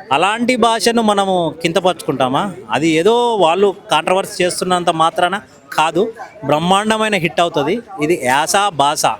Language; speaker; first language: Telugu; native; Telugu